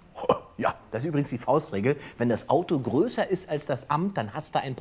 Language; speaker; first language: German; native; German